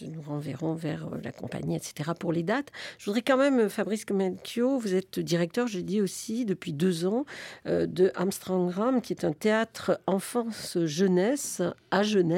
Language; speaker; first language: French; native; French